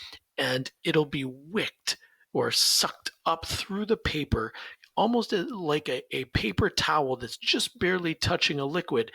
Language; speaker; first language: English; native; English